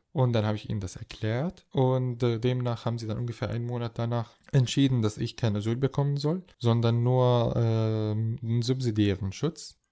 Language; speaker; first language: German; non-native, fluent; Arabic